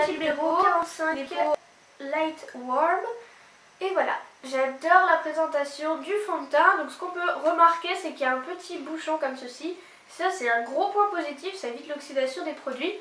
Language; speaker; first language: French; native; French